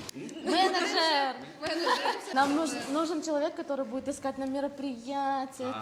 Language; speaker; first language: Russian; native; Russian